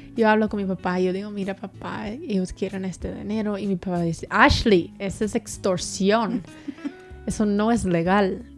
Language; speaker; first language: Spanish; non-native, fluent; English